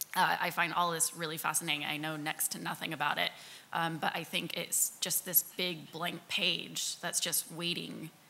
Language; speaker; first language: English; native; English